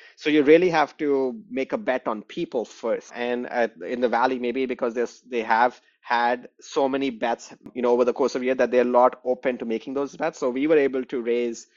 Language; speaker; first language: English; non-native, local second language; Hindi